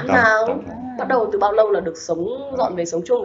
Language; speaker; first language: Vietnamese; native; Vietnamese